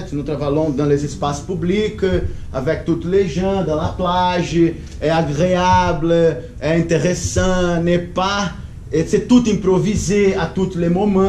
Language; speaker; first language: French; non-native, learner; Portuguese